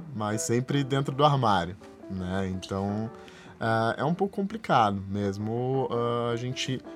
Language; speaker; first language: Portuguese; native; Portuguese